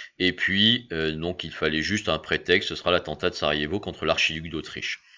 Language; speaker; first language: French; native; French